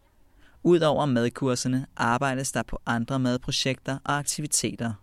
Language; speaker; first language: Danish; native; Danish